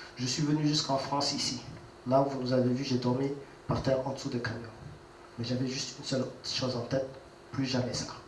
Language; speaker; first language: French; non-native, local second language; Wolof